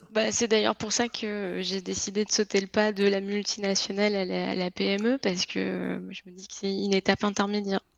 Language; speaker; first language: French; native; French